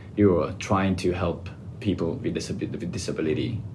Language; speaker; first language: English; non-native, fluent; Persian